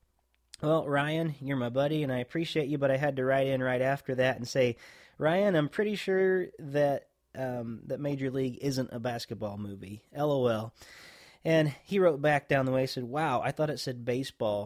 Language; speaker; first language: English; native; English